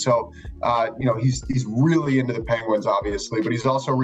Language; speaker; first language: English; native; English